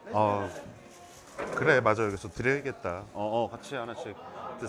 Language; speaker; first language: Korean; native; Korean